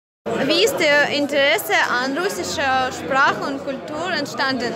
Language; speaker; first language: German; non-native, fluent; Russian